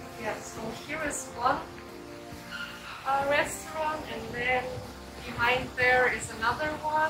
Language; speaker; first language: English; non-native, fluent; German